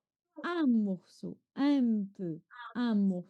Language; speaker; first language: French; non-native, fluent; Chinese